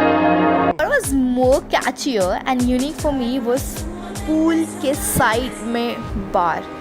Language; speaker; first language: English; non-native, local second language; Hindi